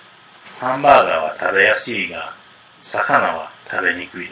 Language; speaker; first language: Japanese; non-native, fluent; English